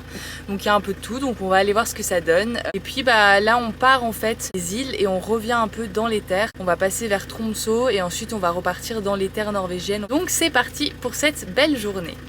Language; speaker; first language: French; native; French